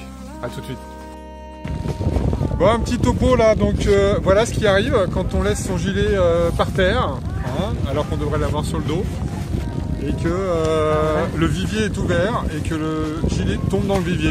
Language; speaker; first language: French; native; French